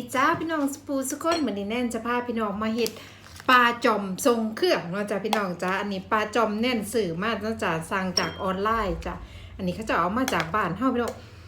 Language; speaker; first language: Thai; native; Thai